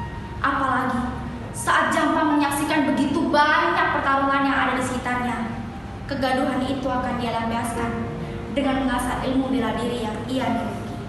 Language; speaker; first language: Indonesian; native; Indonesian